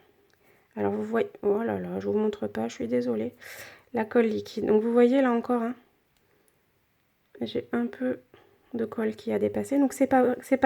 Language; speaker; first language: French; native; French